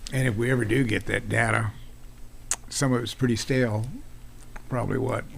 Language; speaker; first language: English; native; English